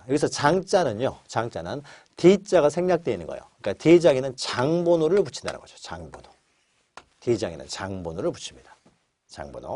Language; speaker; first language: Korean; native; Korean